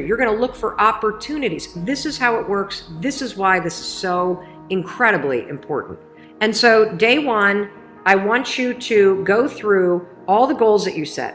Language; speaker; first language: English; native; English